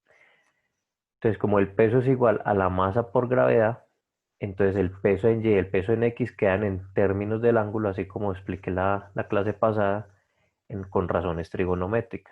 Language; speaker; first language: Spanish; native; Spanish